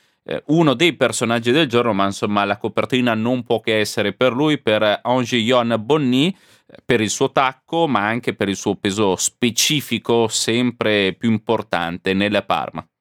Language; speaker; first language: Italian; native; Italian